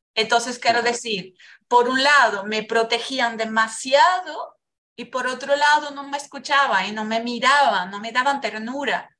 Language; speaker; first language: Spanish; non-native, fluent; Portuguese